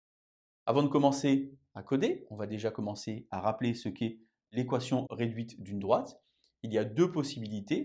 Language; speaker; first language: French; native; French